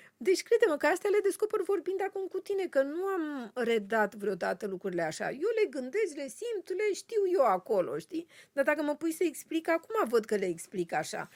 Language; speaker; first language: Romanian; native; Romanian